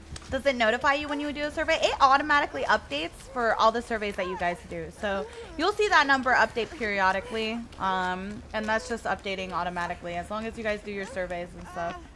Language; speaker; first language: English; early bilingual, other home language; Spanish